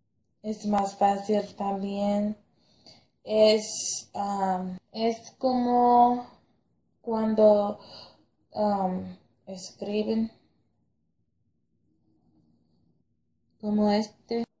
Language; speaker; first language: Spanish; non-native, learner; English